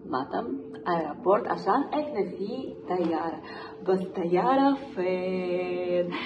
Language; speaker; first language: Arabic; non-native, learner; Russian